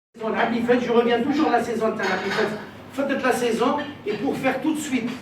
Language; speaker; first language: French; non-native, local second language; Arabic